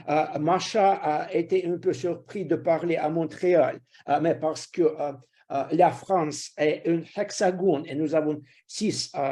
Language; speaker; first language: French; non-native, fluent; Russian